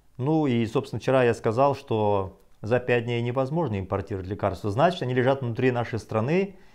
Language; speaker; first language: Russian; non-native, local second language; Kazakh